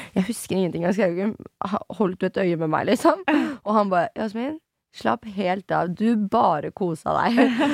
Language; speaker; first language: Norwegian; early bilingual, other home language; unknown